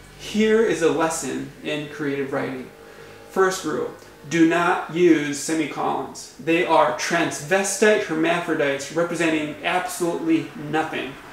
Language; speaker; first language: English; non-native, fluent; Japanese